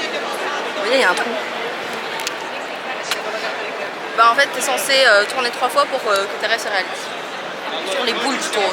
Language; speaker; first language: French; native; French